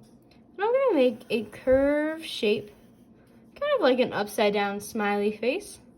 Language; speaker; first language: English; native; English